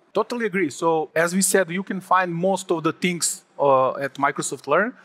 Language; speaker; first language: English; non-native, fluent; Serbian